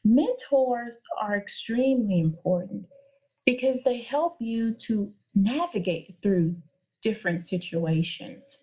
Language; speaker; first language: English; native; English